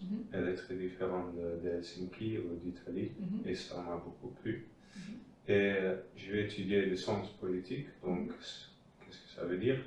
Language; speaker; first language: French; non-native, fluent; Dutch